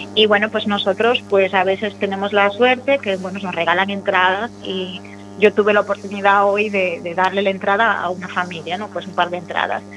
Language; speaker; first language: Spanish; native; Spanish